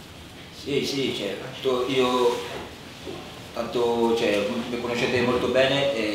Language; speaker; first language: Italian; non-native, fluent; French